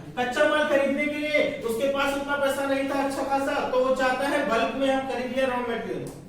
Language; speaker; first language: Hindi; native; Hindi